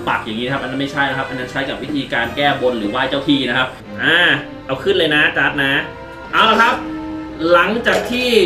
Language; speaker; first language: Thai; native; Thai